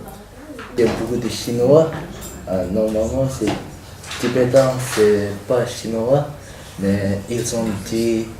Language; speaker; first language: French; non-native, learner; Tibetan